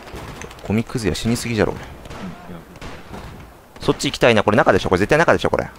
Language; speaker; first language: Japanese; native; Japanese